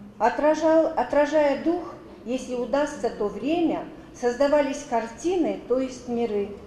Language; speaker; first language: Russian; non-native, local second language; Kazakh